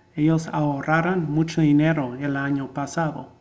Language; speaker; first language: Spanish; non-native, fluent; English